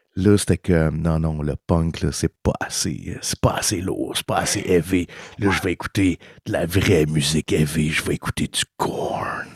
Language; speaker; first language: French; early bilingual, heritage; French